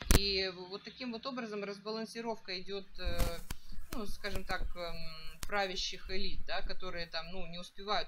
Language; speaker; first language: Russian; native; Russian